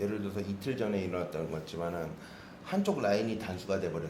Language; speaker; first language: Korean; native; Korean